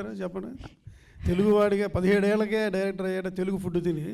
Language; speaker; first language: Telugu; native; Telugu